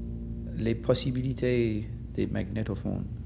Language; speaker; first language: French; non-native, fluent; English